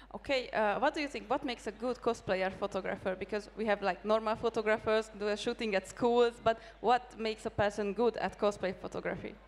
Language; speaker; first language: English; non-native, fluent; Hungarian